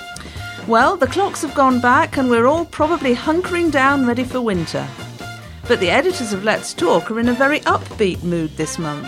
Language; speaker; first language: English; native; English